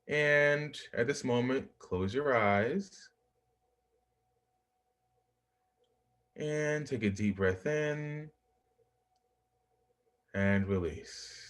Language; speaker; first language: English; native; English